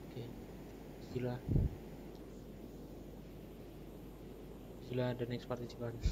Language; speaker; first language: English; non-native, learner; Indonesian